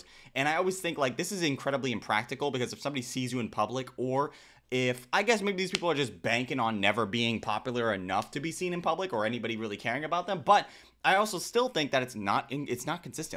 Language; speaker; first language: English; native; English